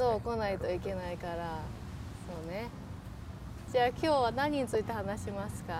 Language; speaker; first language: Japanese; non-native, learner; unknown